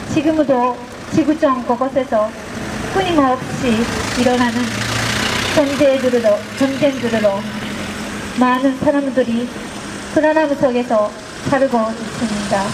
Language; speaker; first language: Korean; non-native, fluent; Japanese